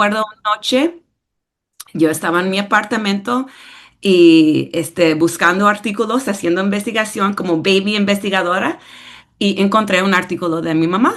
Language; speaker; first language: Spanish; early bilingual, heritage; English